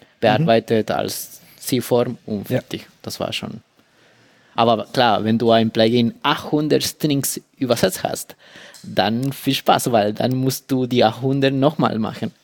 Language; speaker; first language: German; non-native, fluent; Spanish